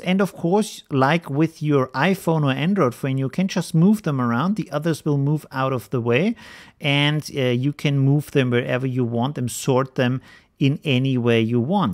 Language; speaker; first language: English; non-native, fluent; German